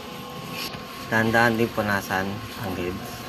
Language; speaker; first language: Filipino; native; Filipino